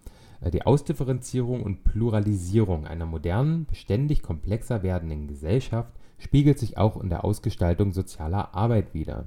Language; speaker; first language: German; native; German